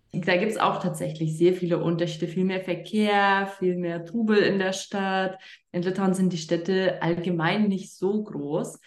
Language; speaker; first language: German; non-native, fluent; Lithuanian